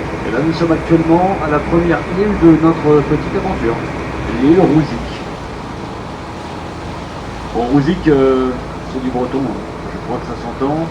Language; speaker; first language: French; native; French